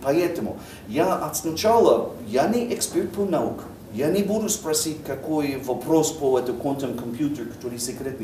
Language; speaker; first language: Russian; non-native, learner; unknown